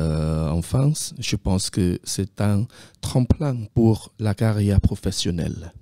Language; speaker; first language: French; non-native, fluent; Khmer